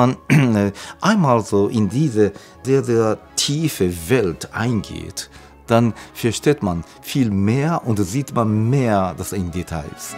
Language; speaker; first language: German; non-native, learner; Japanese